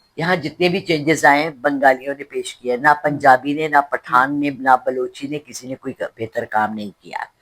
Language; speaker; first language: Urdu; native; Urdu